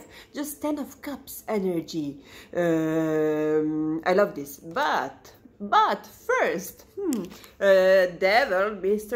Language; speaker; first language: English; non-native, fluent; Serbian